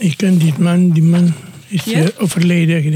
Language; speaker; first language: Dutch; non-native, learner; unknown